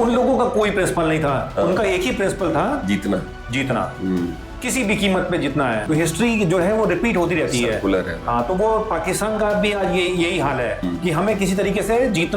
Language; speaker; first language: Hindi; native; Hindi